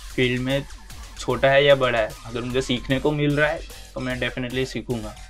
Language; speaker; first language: Hindi; non-native, local second language; Gujarati